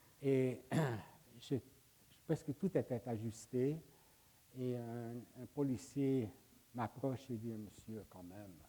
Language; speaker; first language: French; non-native, fluent; Hungarian